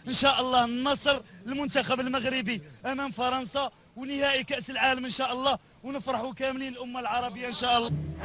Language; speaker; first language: Arabic; native; Arabic